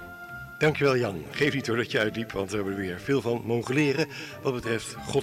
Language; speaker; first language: Dutch; native; Dutch